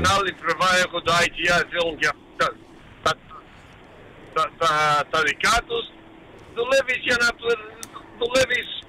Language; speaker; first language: Greek; early bilingual, heritage; Greek